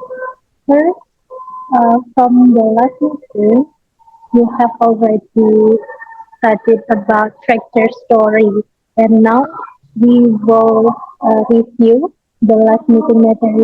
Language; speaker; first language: English; non-native, learner; Indonesian